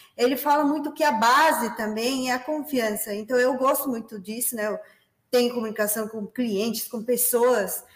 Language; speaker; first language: Portuguese; non-native, fluent; Spanish